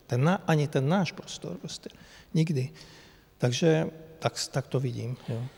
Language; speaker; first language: Czech; non-native, fluent; Hungarian